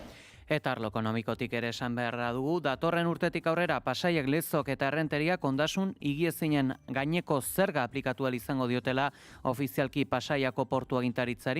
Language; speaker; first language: Basque; native; Basque